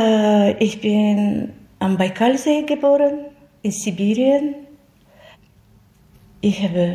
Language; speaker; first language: German; non-native, fluent; Russian